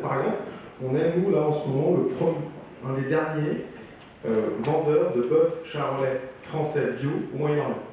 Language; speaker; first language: French; native; French